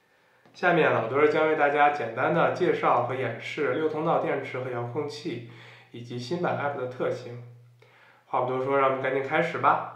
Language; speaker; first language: Chinese; native; Chinese